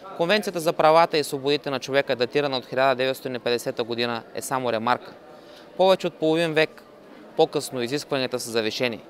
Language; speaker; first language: Bulgarian; non-native, local second language; Turkish